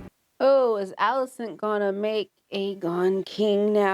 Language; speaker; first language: English; native; English